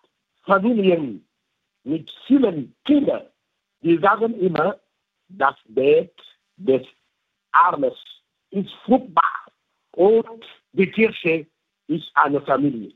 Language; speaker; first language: German; non-native, fluent; French